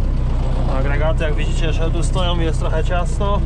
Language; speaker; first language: Polish; native; Polish